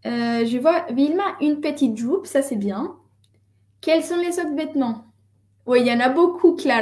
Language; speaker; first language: French; non-native, fluent; Spanish